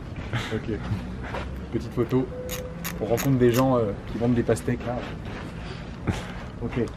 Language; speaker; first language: French; native; French